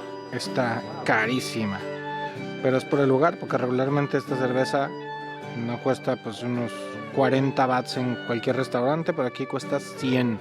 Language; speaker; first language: Spanish; native; Spanish